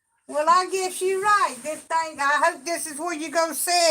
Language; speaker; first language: English; native; English